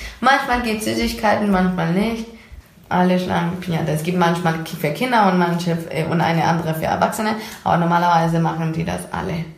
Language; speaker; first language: German; non-native, fluent; Spanish